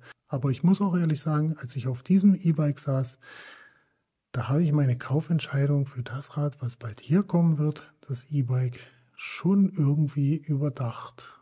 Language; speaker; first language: German; native; German